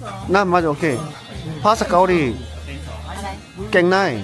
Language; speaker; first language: Korean; native; Korean